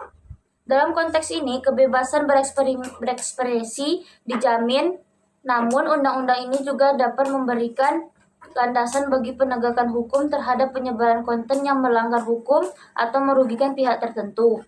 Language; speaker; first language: Indonesian; native; Indonesian